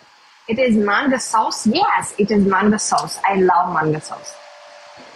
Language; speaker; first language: English; non-native, learner; Russian